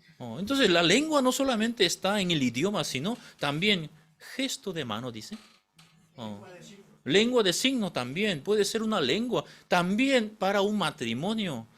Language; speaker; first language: Spanish; non-native, fluent; Korean